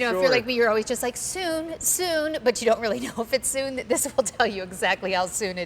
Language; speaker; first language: English; native; English